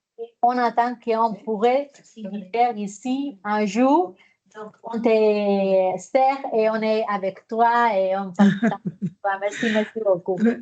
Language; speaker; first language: French; non-native, fluent; Spanish